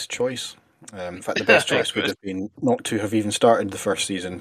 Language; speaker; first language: English; native; English